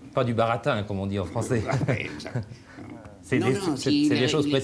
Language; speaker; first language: French; native; French